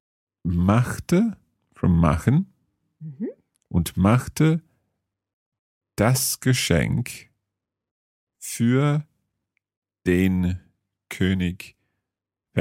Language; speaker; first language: German; non-native, learner; English